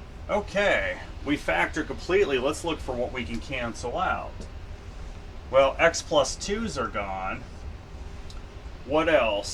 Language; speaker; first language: English; native; English